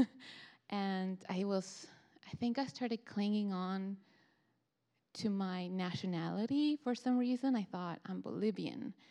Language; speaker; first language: English; non-native, fluent; Spanish